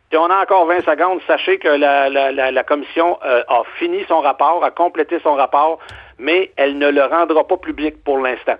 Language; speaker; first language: French; native; French